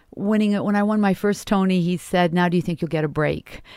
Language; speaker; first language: English; native; English